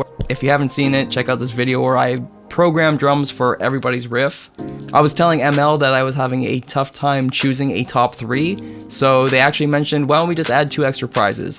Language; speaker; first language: English; native; English